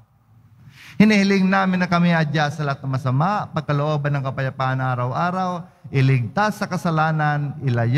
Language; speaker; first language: Filipino; native; Filipino